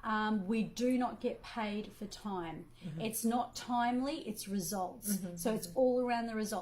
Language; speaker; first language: English; native; English